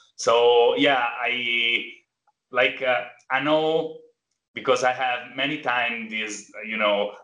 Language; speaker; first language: English; non-native, fluent; Italian